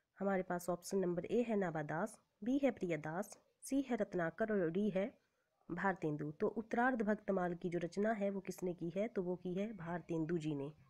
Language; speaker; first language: Hindi; native; Hindi